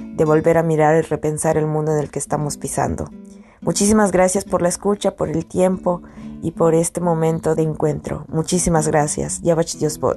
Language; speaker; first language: Spanish; native; Spanish